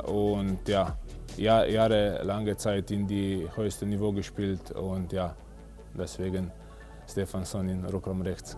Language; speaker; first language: German; non-native, fluent; Slovenian